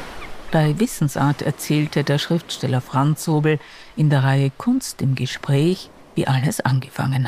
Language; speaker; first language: German; native; German